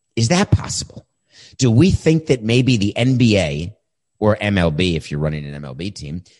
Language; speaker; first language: English; native; English